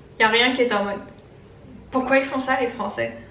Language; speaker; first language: French; native; French